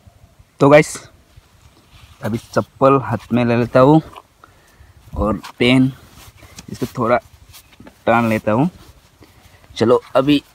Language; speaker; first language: Hindi; non-native, local second language; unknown